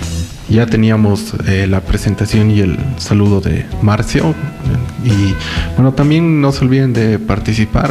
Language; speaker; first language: Spanish; native; Spanish